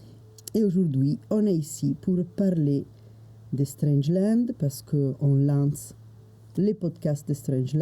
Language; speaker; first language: French; non-native, fluent; Italian